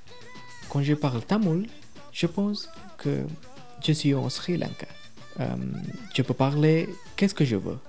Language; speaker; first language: French; non-native, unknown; Tamil